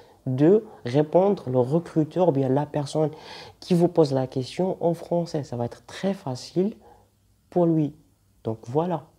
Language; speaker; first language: French; non-native, local second language; Arabic